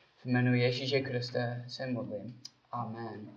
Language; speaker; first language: Czech; non-native, learner; English